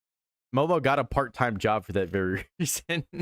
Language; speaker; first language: English; native; English